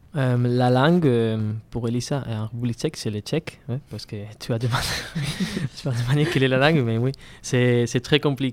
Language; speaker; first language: French; non-native, learner; Spanish